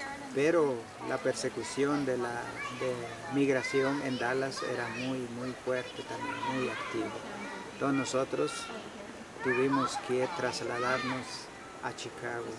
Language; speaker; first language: Spanish; non-native, local second language; Kʼicheʼ